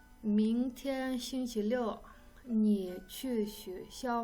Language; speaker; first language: Chinese; non-native, fluent; Kyrgyz